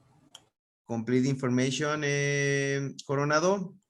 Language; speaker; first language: English; non-native, fluent; Spanish